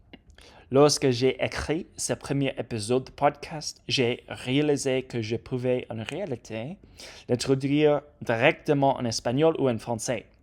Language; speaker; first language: French; non-native, learner; English